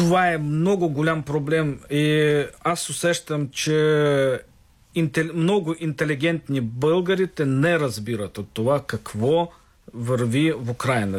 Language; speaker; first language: Bulgarian; non-native, fluent; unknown